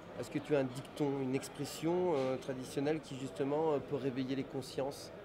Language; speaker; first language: French; native; French